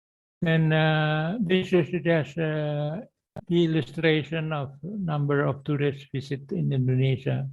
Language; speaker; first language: English; non-native, learner; Indonesian